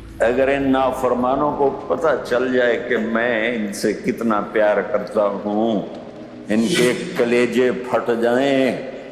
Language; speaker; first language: Urdu; non-native, local second language; Punjabi